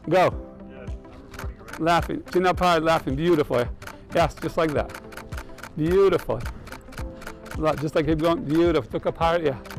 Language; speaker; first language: English; non-native, fluent; Albanian